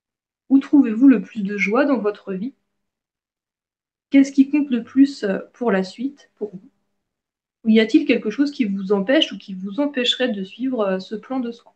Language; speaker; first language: French; native; French